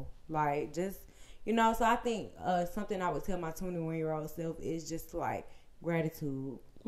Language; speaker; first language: English; native; English